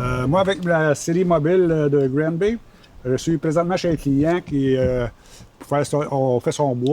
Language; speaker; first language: French; native; French